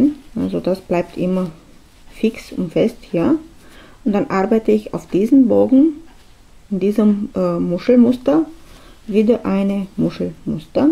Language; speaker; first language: German; non-native, fluent; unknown